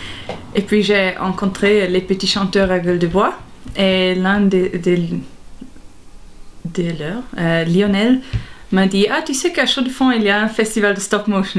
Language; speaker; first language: French; non-native, local second language; German